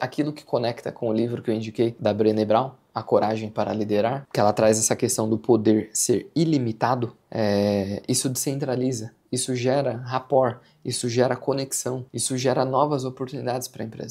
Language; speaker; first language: Portuguese; native; Portuguese